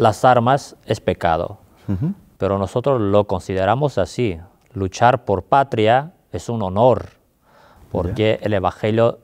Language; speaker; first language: Spanish; non-native, fluent; Armenian